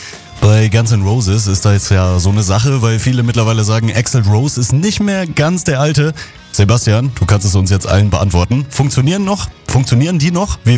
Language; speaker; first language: German; native; German